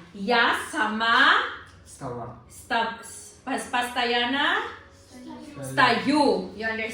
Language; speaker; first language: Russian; non-native, learner; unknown